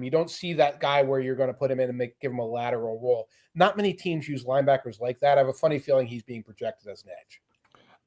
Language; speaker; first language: English; native; English